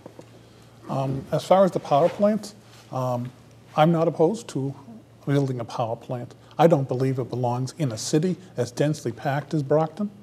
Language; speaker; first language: English; native; English